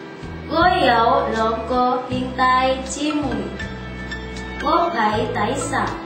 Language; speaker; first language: Cantonese; non-native, learner; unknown